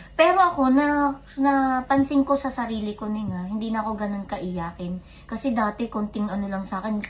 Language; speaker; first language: Filipino; native; Filipino